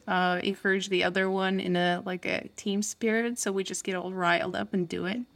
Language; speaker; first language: English; non-native, fluent; Turkish